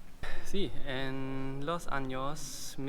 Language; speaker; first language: Spanish; non-native, learner; German